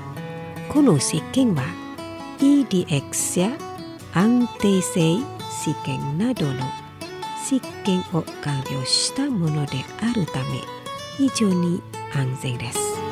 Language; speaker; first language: Japanese; non-native, fluent; Indonesian